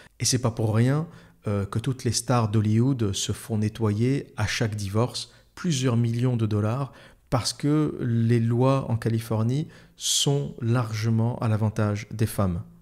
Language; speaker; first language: French; native; French